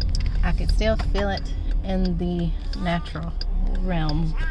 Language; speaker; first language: English; native; English